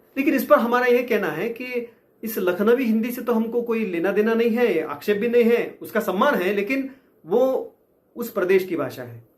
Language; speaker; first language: Hindi; non-native, local second language; Marathi